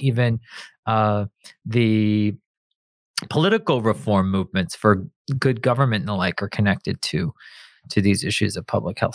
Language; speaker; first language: English; native; English